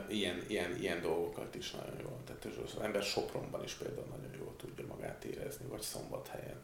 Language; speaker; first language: Hungarian; native; Hungarian